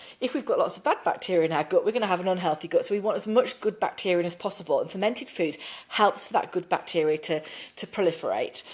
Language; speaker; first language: English; native; English